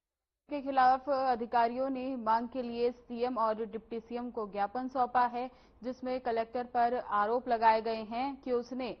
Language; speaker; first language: Hindi; native; Hindi